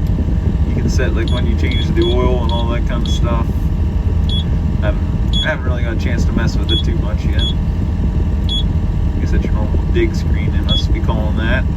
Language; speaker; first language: English; native; English